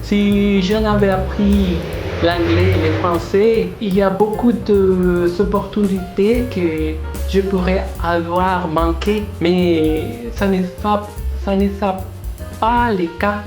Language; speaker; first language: French; non-native, learner; Spanish